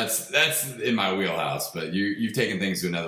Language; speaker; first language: English; native; English